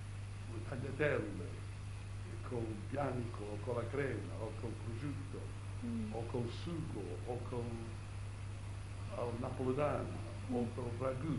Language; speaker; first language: Italian; early bilingual, heritage; Italian